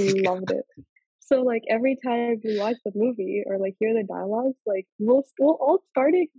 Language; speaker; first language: English; early bilingual, other home language; Telugu